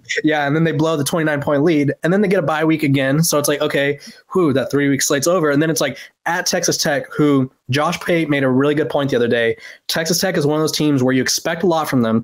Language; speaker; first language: English; native; English